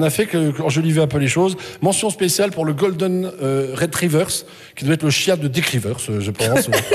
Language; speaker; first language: French; native; French